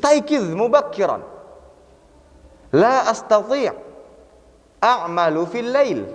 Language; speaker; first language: Arabic; non-native, fluent; Indonesian